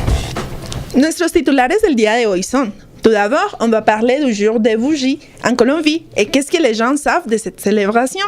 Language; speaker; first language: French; non-native, learner; Spanish